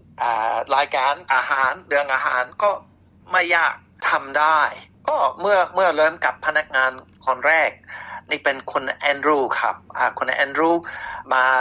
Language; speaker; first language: Thai; non-native, fluent; English